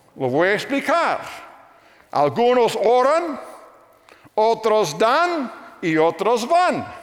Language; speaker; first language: Spanish; non-native, fluent; English